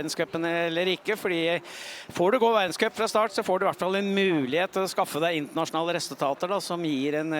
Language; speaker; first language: Norwegian; native; Norwegian